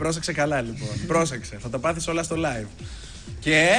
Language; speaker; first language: Greek; native; Greek